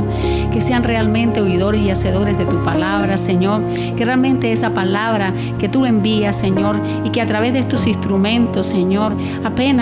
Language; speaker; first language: Spanish; native; Spanish